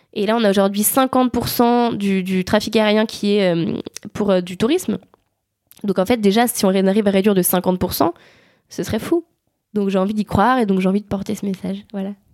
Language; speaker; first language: French; native; French